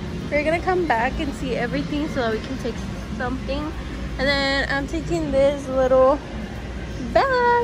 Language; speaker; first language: English; early bilingual, other home language; Spanish